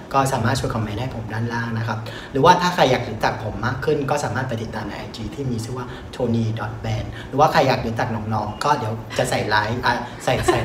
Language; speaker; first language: Thai; non-native, fluent; Vietnamese